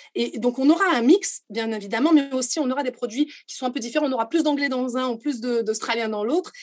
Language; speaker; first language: French; non-native, local second language; Arabic